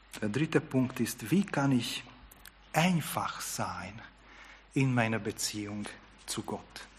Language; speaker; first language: German; non-native, fluent; Hungarian